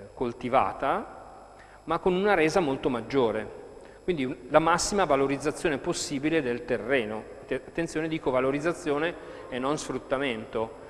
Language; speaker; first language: Italian; native; Italian